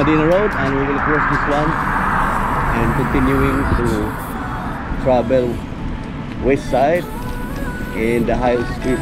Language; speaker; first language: English; non-native, local second language; Filipino